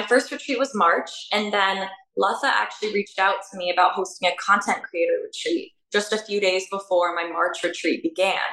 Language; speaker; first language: English; native; English